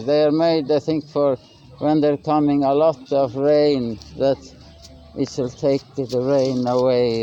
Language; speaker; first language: English; non-native, learner; Norwegian